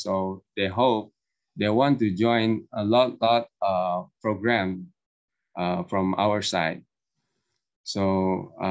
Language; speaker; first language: English; non-native, learner; Indonesian